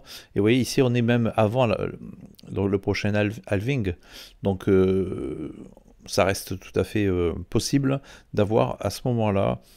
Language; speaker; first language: French; native; French